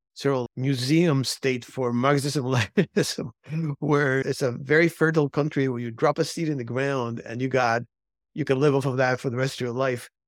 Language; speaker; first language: English; early bilingual, other home language; Spanish